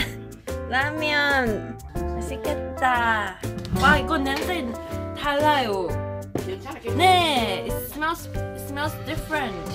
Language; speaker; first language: Korean; non-native, learner; Cantonese